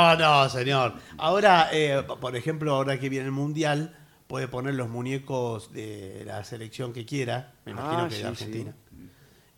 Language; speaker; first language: Spanish; native; Spanish